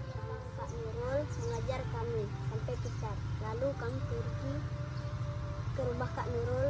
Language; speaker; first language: Indonesian; non-native, local second language; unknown